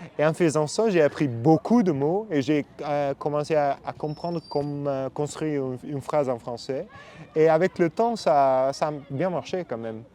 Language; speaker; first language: French; non-native, fluent; Italian